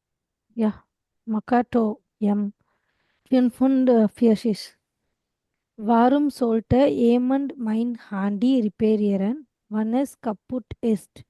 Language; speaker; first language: German; non-native, learner; Tamil